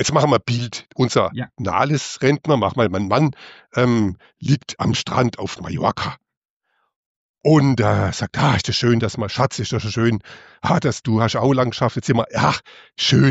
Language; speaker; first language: German; native; German